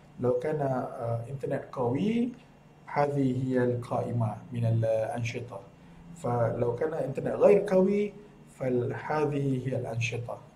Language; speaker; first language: Arabic; non-native, fluent; Malay